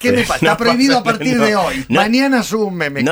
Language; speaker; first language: Spanish; native; Spanish